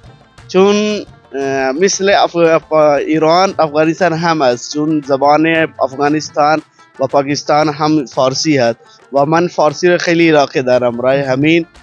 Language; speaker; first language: Persian; non-native, learner; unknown